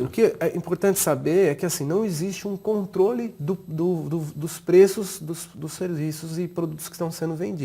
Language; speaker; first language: Portuguese; native; Portuguese